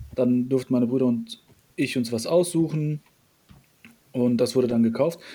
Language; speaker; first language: German; early bilingual, other home language; Polish